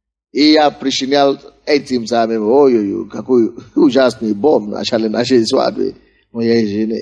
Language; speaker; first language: Russian; non-native, fluent; Yoruba